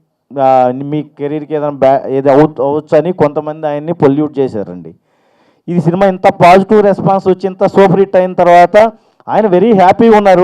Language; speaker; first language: Telugu; native; Telugu